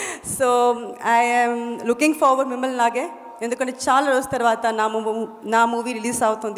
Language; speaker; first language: Telugu; non-native, fluent; Tamil